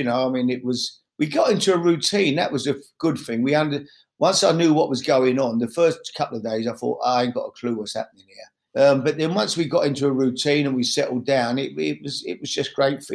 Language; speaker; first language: English; native; English